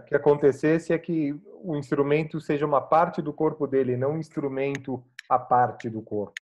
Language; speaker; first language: Italian; non-native, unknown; Portuguese